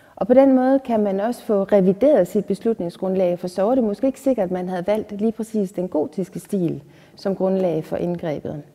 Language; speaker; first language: Danish; native; Danish